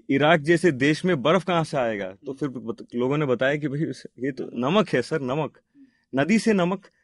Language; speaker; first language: Hindi; non-native, local second language; Telugu